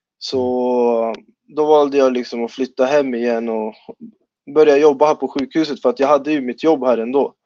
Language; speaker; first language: Swedish; early bilingual, other home language; Spanish